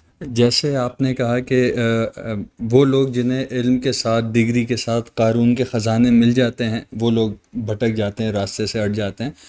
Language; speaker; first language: Urdu; native; Urdu